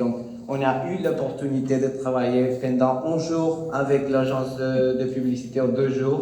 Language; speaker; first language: French; non-native, learner; Spanish